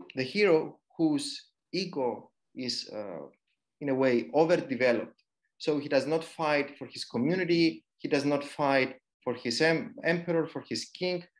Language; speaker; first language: English; non-native, fluent; Greek